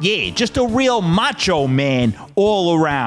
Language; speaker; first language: English; native; English